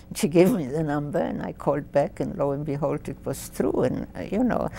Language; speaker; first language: English; non-native, fluent; Polish